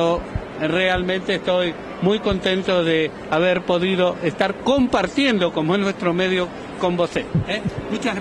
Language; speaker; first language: Spanish; native; Spanish